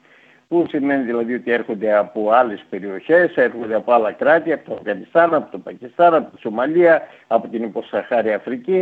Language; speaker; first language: Greek; native; Greek